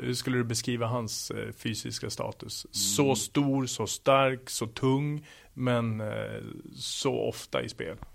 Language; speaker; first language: Swedish; native; Swedish